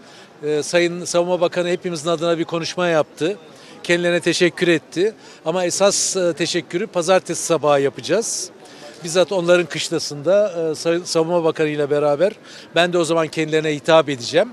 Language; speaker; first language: Turkish; native; Turkish